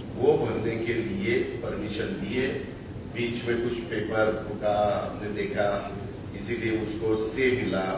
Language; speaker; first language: Hindi; non-native, local second language; Marathi